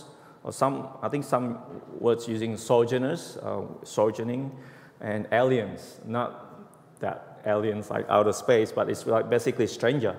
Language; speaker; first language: English; non-native, fluent; Indonesian